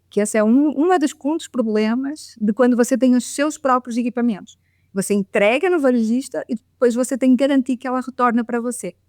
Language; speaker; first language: Portuguese; native; Portuguese